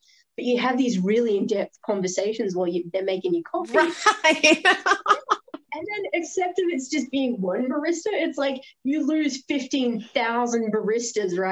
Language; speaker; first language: English; native; English